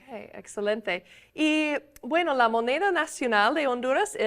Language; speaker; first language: Spanish; non-native, fluent; English